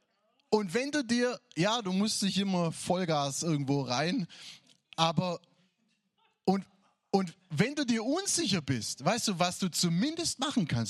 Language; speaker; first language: German; native; German